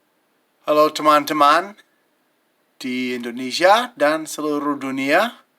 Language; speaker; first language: Indonesian; non-native, fluent; English